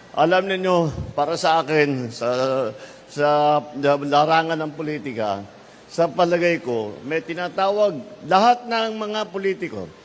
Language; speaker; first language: Filipino; native; Filipino